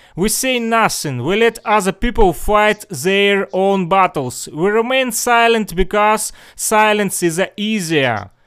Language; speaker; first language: English; non-native, learner; Russian